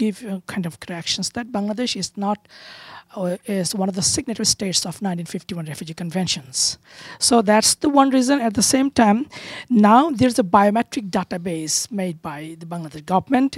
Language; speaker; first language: English; non-native, local second language; Bangla